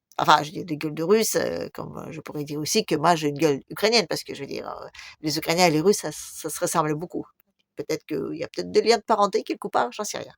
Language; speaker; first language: French; non-native, fluent; Russian